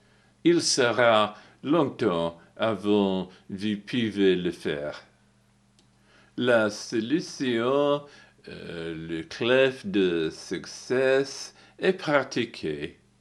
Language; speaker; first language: French; non-native, learner; English